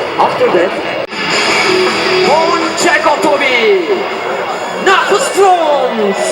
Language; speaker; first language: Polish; non-native, learner; Turkish